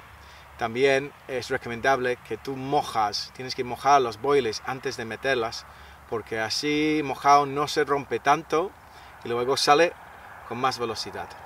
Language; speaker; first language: Spanish; non-native, fluent; English